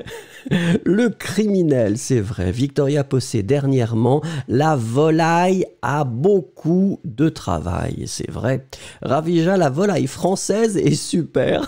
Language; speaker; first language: French; native; French